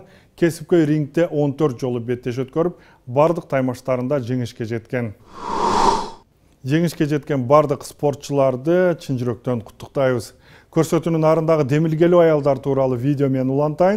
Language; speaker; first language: Kyrgyz; native; Kyrgyz